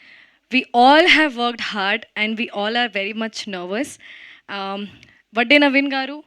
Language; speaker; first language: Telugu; non-native, fluent; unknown